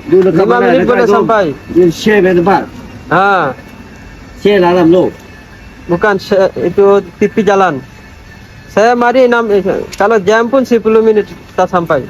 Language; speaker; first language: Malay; non-native, learner; Bangla